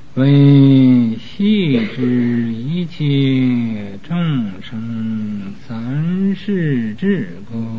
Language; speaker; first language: Chinese; native; Chinese